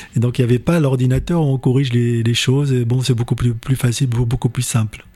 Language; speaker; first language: French; non-native, local second language; Arabic